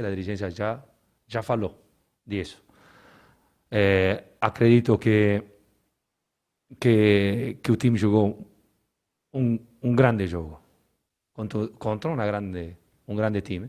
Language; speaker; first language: Portuguese; non-native, learner; Spanish